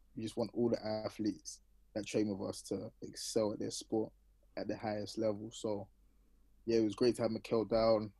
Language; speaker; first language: English; native; English